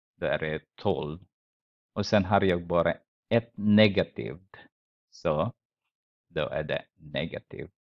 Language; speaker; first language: Swedish; non-native, fluent; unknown